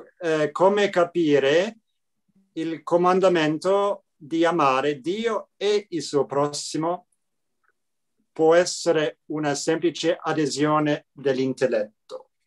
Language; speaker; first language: Italian; non-native, fluent; English